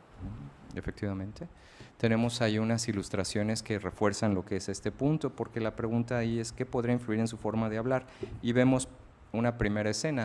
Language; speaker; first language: Spanish; native; Spanish